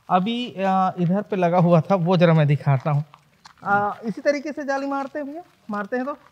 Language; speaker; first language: Hindi; native; Hindi